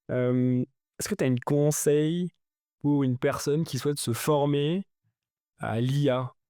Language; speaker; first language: French; native; French